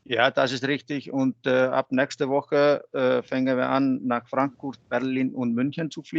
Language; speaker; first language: German; non-native, fluent; Icelandic